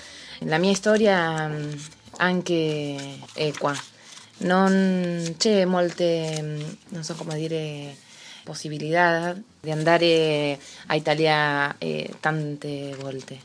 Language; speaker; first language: Italian; early bilingual, heritage; Spanish